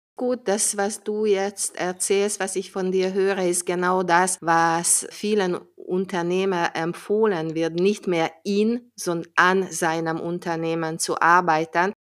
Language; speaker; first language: German; non-native, fluent; Hungarian